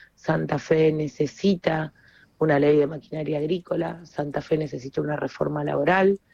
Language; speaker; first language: Spanish; native; Spanish